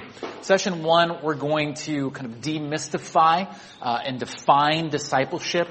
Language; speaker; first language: English; native; English